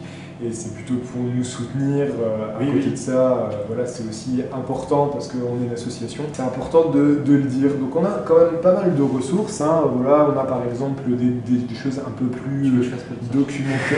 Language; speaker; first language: French; native; French